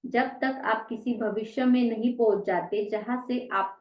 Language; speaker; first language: Hindi; non-native, local second language; Marathi